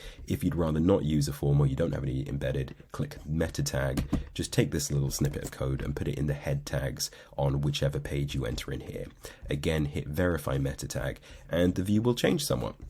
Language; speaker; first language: English; native; English